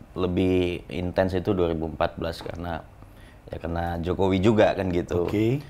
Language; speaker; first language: Indonesian; non-native, fluent; German